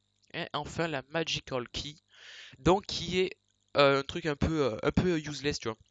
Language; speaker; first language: French; native; French